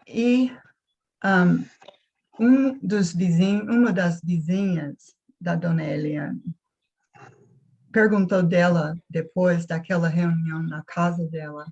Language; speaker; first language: Portuguese; non-native, fluent; English